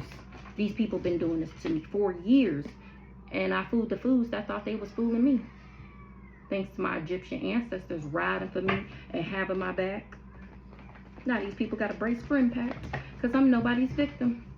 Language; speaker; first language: English; native; English